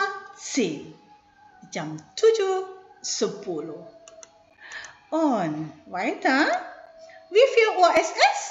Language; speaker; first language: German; non-native, fluent; Indonesian